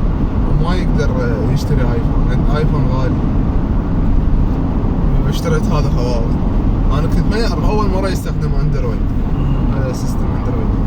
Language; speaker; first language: Arabic; non-native, learner; Urdu